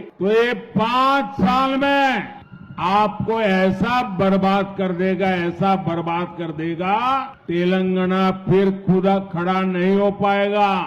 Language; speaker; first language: Hindi; non-native, local second language; Gujarati